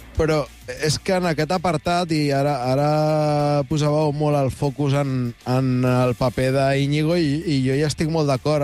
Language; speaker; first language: Catalan; native; Catalan